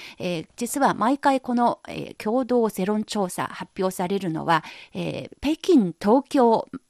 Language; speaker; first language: Japanese; non-native, fluent; Chinese